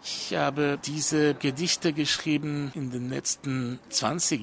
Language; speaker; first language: German; non-native, fluent; French